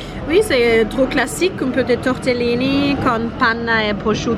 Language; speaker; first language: French; non-native, learner; Italian